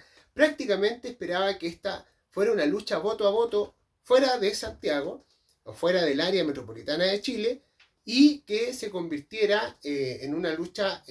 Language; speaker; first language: Spanish; native; Spanish